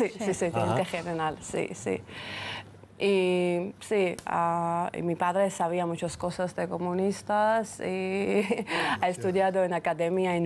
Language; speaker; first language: Spanish; non-native, fluent; Georgian